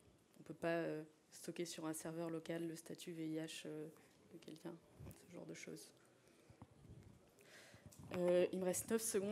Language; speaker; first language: French; native; French